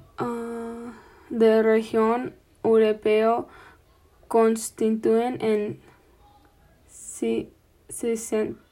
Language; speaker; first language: Spanish; non-native, fluent; English